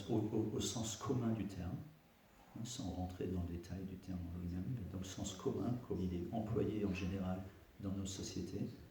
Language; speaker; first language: French; native; French